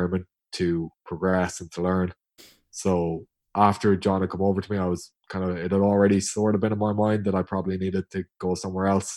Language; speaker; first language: English; native; English